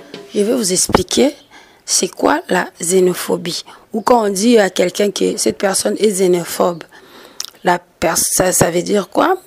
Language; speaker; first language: French; non-native, local second language; Lingala